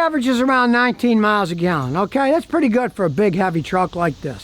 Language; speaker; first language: English; native; English